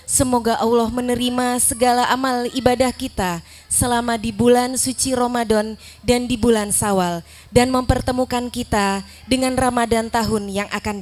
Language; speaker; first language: Indonesian; native; Indonesian